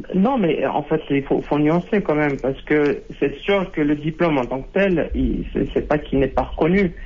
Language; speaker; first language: French; non-native, local second language; Arabic